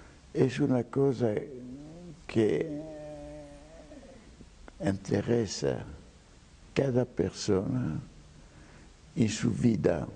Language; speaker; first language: Spanish; non-native, fluent; French